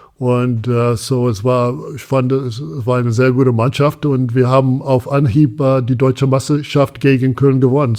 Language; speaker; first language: German; non-native, fluent; English